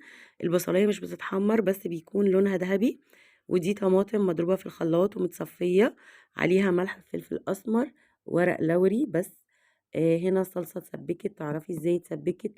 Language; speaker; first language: Arabic; native; Arabic